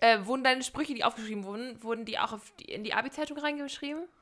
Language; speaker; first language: German; native; German